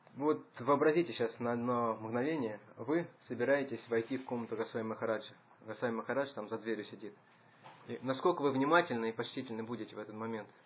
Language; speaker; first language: Russian; native; Russian